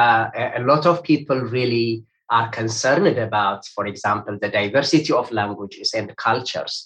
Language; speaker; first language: English; non-native, fluent; Amharic